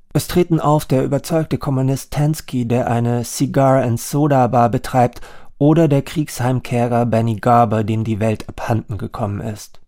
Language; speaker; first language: German; native; German